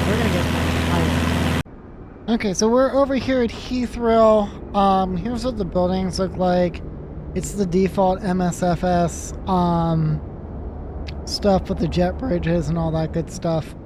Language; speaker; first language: English; native; English